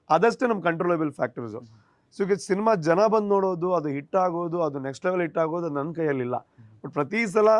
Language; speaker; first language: Kannada; non-native, local second language; Tulu